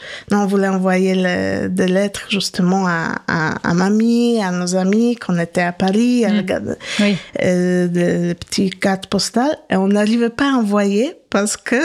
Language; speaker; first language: French; non-native, fluent; Polish